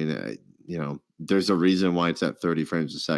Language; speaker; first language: English; native; English